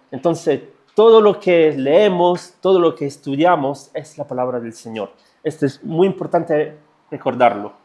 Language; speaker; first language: Spanish; non-native, fluent; Italian